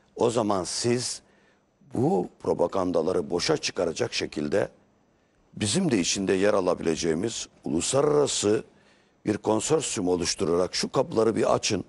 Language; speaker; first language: Turkish; native; Turkish